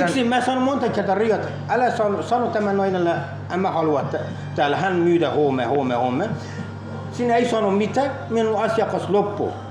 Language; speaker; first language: Finnish; non-native, learner; Turkish